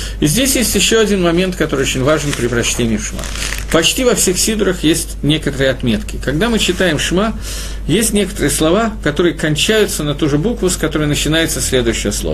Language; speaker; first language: Russian; native; Russian